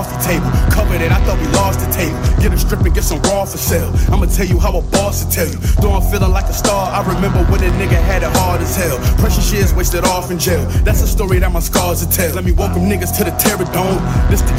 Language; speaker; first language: English; non-native, fluent; Italian